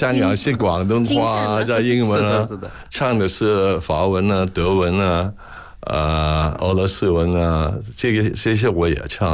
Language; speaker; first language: Chinese; non-native, local second language; Cantonese